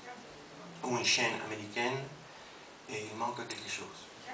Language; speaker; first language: French; non-native, fluent; Spanish